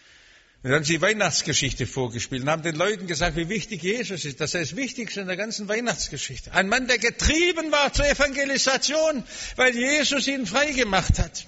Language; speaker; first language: German; native; German